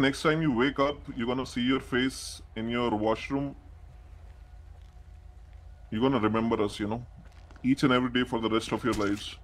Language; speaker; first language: English; non-native, local second language; Hindi